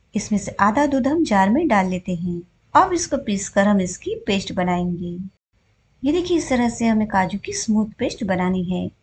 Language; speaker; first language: Hindi; native; Hindi